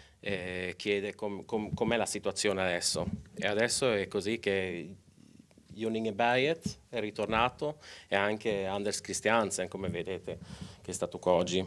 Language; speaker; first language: Italian; non-native, local second language; Swedish